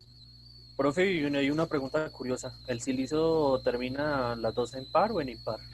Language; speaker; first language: Spanish; native; Spanish